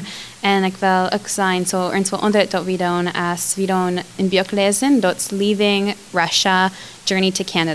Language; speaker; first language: German; non-native, learner; Plautdietsch